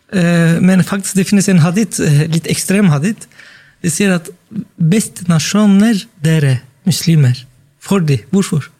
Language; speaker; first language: Norwegian; non-native, fluent; Turkish